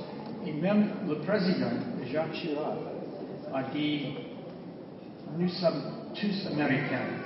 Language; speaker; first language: French; non-native, fluent; English